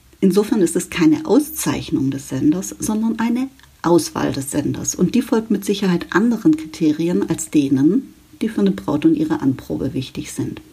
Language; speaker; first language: German; native; German